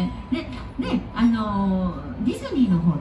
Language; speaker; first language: Japanese; native; Japanese